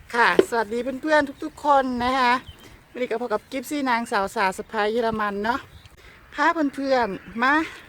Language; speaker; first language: Thai; native; Thai